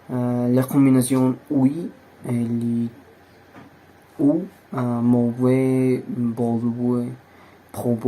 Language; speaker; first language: French; non-native, learner; Spanish